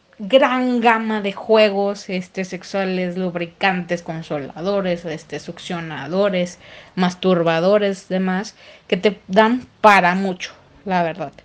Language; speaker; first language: Spanish; native; Spanish